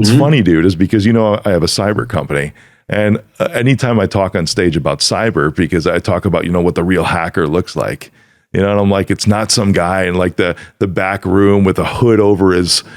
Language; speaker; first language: English; native; English